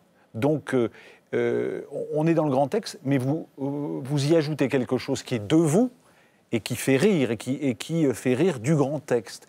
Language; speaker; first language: French; native; French